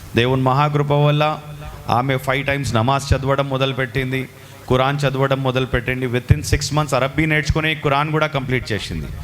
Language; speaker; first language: Telugu; non-native, local second language; Urdu